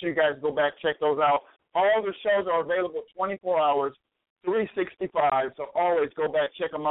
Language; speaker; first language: English; native; English